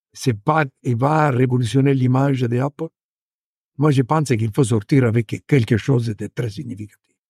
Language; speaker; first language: French; non-native, fluent; Italian